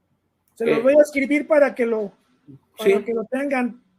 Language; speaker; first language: Spanish; native; Spanish